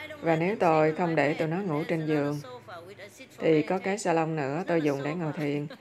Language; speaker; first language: Vietnamese; native; Vietnamese